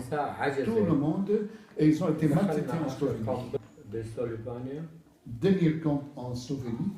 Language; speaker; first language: French; non-native, fluent; Arabic